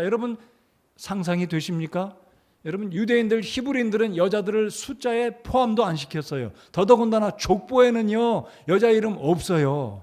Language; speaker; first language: Korean; native; Korean